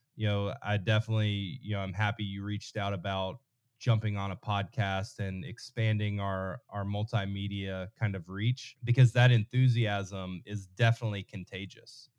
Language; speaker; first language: English; native; English